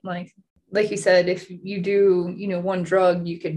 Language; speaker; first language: English; native; English